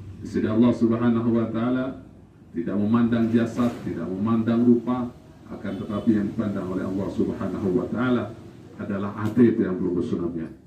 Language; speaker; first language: Malay; non-native, local second language; Sasak